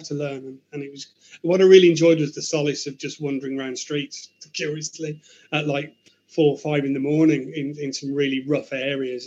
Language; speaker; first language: English; native; English